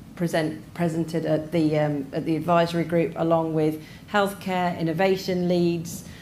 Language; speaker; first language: English; native; English